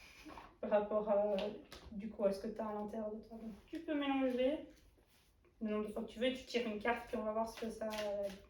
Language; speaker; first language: French; native; French